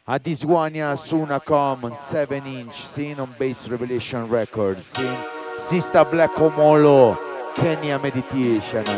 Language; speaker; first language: English; non-native, learner; Spanish